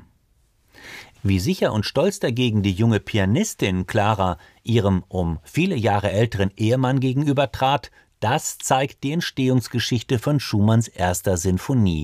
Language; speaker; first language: German; native; German